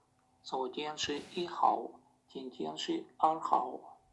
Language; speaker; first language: Chinese; non-native, learner; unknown